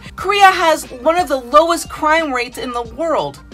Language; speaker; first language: English; native; English